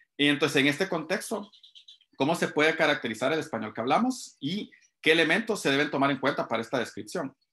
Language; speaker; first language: Spanish; native; Spanish